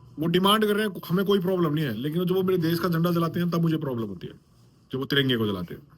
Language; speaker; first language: Hindi; native; Hindi